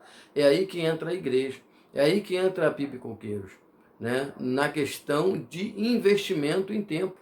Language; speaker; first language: Portuguese; native; Portuguese